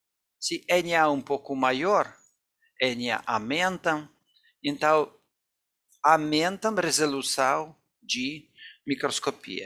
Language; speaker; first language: Portuguese; non-native, fluent; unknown